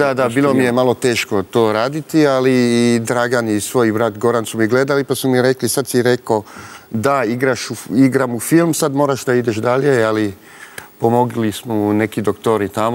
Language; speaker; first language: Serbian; early bilingual, heritage; French